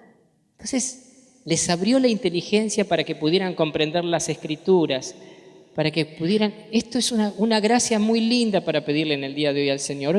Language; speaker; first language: Spanish; native; Spanish